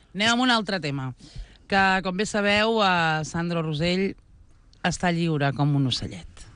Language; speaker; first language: Catalan; native; Catalan